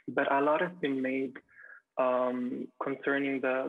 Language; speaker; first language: English; non-native, fluent; Italian